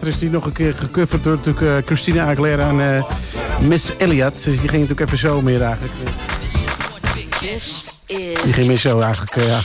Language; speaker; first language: Dutch; native; Dutch